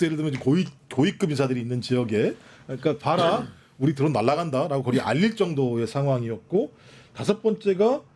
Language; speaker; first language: Korean; native; Korean